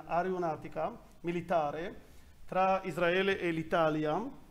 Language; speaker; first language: Italian; non-native, learner; Hebrew